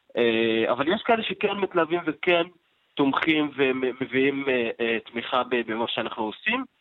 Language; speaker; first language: Hebrew; non-native, local second language; Arabic